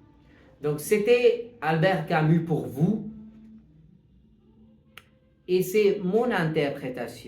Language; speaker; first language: French; non-native, fluent; Hindi